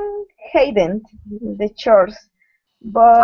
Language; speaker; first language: English; non-native, learner; Spanish